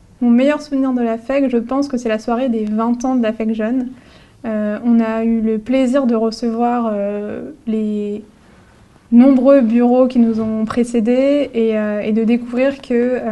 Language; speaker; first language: French; native; French